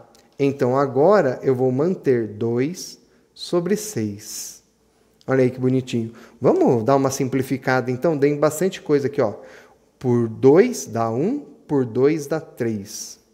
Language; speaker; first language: Portuguese; native; Portuguese